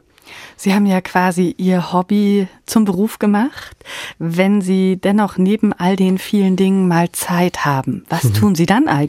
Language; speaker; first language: German; native; German